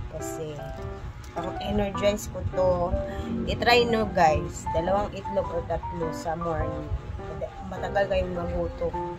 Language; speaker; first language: Filipino; non-native, local second language; Cebuano